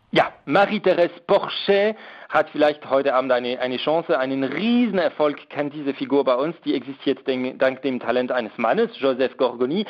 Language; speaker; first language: German; non-native, local second language; French